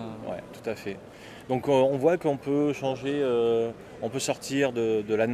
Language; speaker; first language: French; native; French